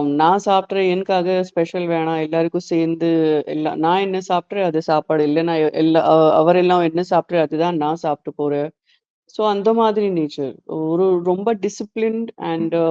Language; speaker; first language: Tamil; non-native, learner; Gujarati